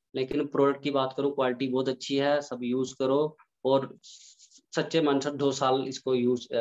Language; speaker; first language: Hindi; native; Hindi